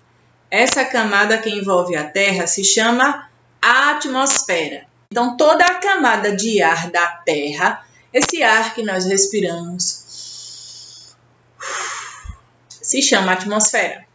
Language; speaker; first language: Portuguese; native; Portuguese